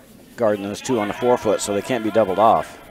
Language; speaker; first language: English; native; English